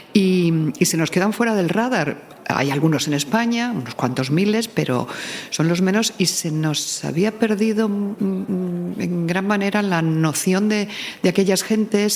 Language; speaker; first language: Spanish; native; Spanish